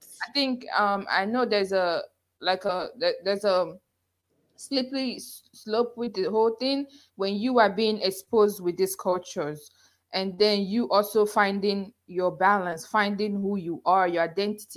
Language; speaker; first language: English; non-native, local second language; Igbo